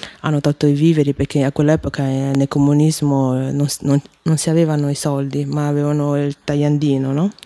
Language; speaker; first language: Italian; early bilingual, other home language; Chinese